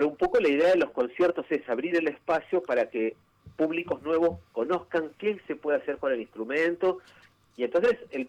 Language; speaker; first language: Spanish; native; Spanish